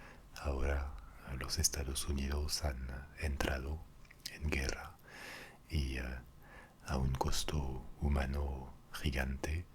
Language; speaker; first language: Spanish; non-native, fluent; French